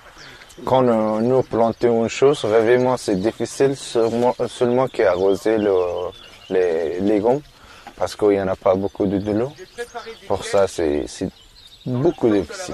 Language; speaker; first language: French; non-native, learner; Persian